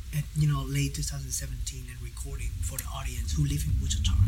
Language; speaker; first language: English; non-native, learner; Vietnamese